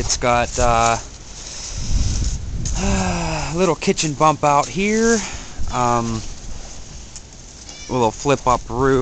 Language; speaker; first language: English; native; English